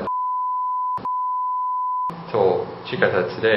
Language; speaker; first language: Japanese; non-native, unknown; English